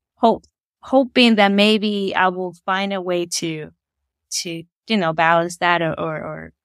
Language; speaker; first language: English; non-native, fluent; Spanish